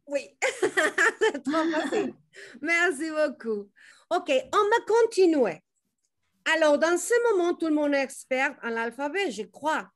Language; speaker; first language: French; non-native, learner; Spanish